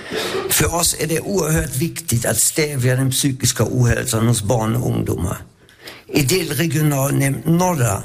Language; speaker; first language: Swedish; non-native, fluent; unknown